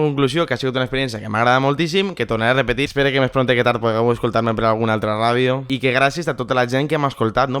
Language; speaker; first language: Catalan; native; Catalan